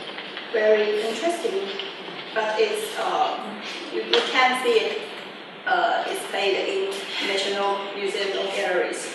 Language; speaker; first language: English; non-native, learner; Chinese